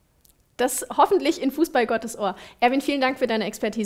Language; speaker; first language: German; native; German